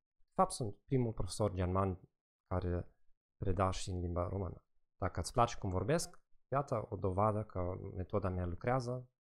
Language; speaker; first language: Romanian; non-native, fluent; German